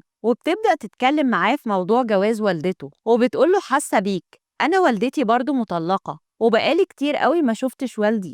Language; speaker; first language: Arabic; native; Arabic